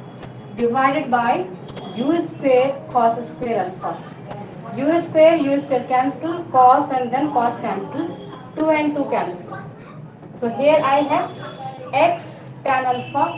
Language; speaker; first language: English; non-native, local second language; Hindi